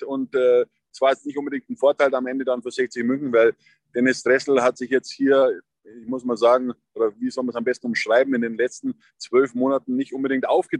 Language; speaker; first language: German; native; German